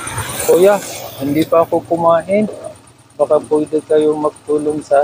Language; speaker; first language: Filipino; non-native, learner; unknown